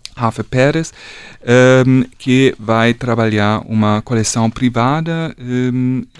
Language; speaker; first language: Portuguese; non-native, fluent; German